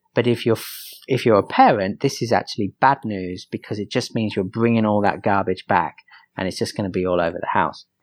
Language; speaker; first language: English; native; English